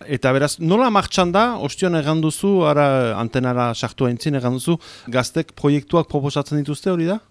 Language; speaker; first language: Basque; native; Basque